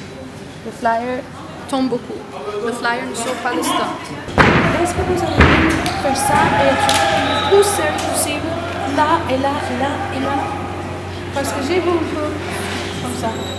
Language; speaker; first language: French; non-native, learner; English